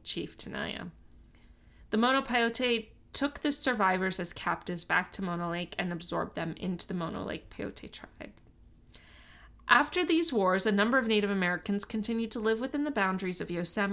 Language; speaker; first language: English; native; English